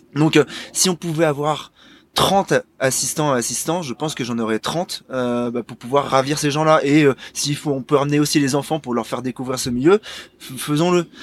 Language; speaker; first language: French; native; French